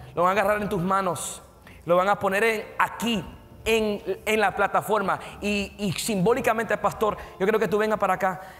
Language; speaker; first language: Spanish; native; Spanish